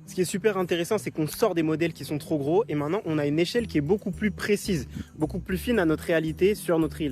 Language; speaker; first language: French; native; French